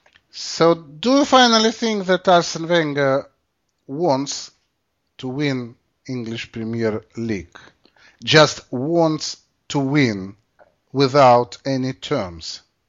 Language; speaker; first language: English; non-native, fluent; Russian